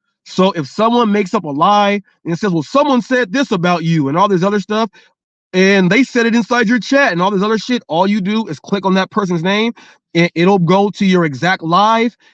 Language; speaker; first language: English; native; English